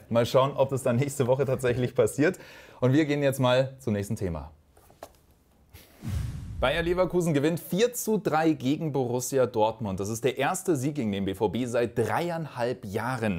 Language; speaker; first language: German; native; German